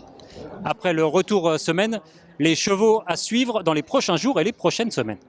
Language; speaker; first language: French; native; French